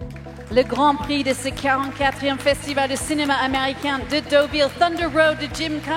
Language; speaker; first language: French; native; French